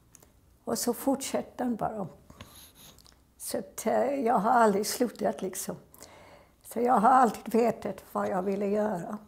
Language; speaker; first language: Swedish; non-native, fluent; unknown